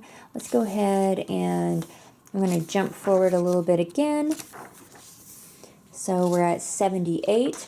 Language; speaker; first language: English; native; English